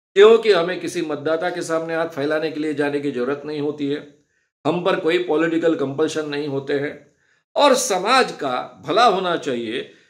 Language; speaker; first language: Hindi; non-native, local second language; Marathi